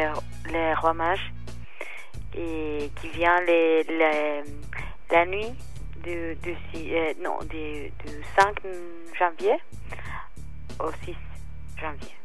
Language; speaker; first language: French; non-native, learner; Spanish